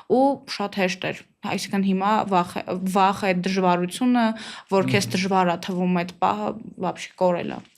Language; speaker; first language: Armenian; native; Armenian